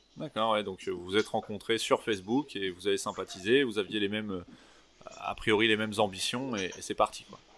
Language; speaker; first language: French; native; French